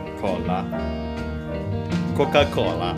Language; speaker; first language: English; non-native, fluent; Indonesian